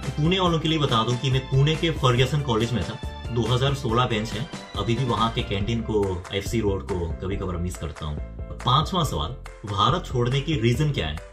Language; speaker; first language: Hindi; non-native, fluent; Korean